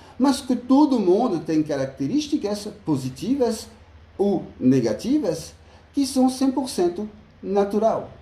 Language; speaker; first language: Portuguese; non-native, fluent; French